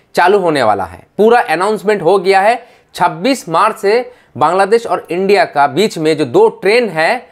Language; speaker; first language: Hindi; non-native, fluent; Bangla